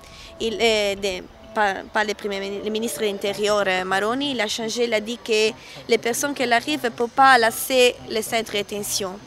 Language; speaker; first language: French; non-native, learner; Italian